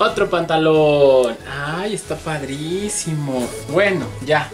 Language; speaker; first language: Spanish; native; Spanish